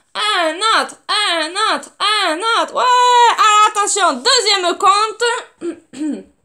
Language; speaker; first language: French; native; French